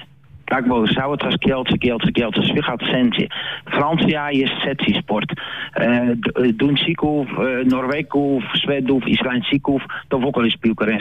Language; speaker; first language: Polish; non-native, learner; Dutch